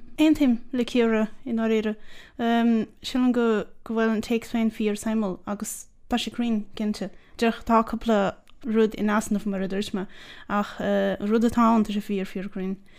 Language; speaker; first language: Irish; non-native, fluent; Portuguese